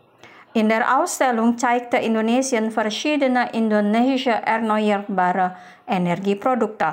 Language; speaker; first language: German; non-native, fluent; Indonesian